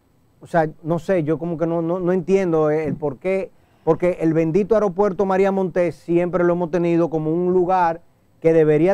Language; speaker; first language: Spanish; native; Spanish